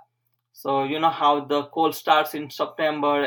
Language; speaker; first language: English; non-native, local second language; Gujarati